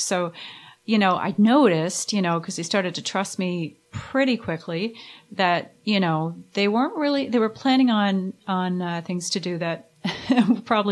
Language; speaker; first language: English; native; English